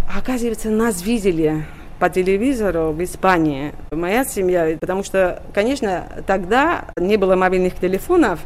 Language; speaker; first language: Russian; non-native, fluent; Catalan